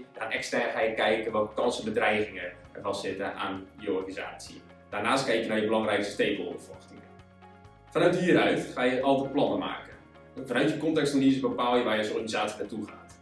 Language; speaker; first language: Dutch; native; Dutch